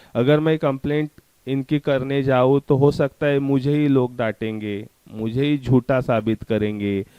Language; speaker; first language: Hindi; non-native, local second language; Marathi